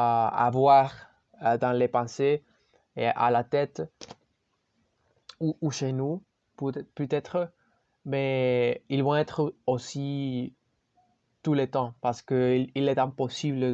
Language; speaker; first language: French; non-native, learner; Spanish